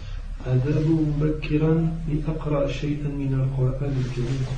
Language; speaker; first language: Arabic; non-native, learner; French